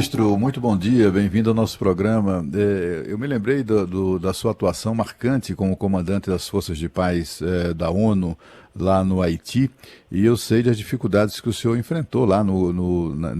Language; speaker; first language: Portuguese; native; Portuguese